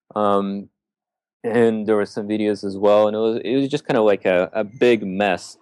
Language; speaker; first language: English; early bilingual, other home language; Russian